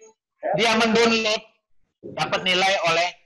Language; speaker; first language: Indonesian; native; Indonesian